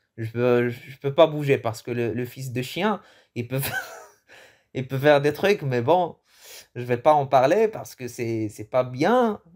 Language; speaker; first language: French; early bilingual, other home language; Arabic